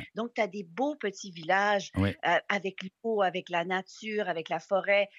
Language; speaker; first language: French; native; French